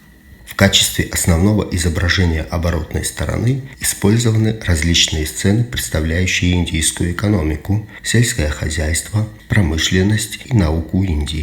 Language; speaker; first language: Russian; native; Russian